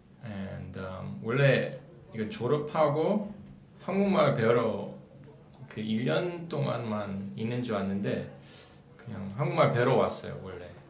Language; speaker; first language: Korean; early bilingual, heritage; English